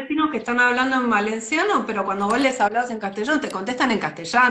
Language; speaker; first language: Spanish; native; Spanish